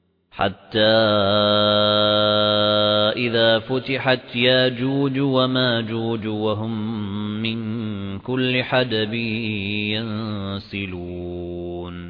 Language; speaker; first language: Arabic; native; Arabic